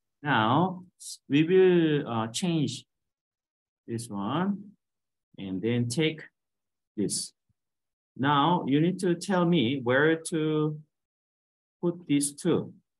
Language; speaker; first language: English; non-native, fluent; Korean